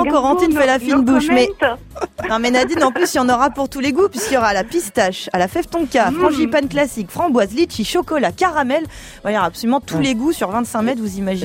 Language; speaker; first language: French; native; French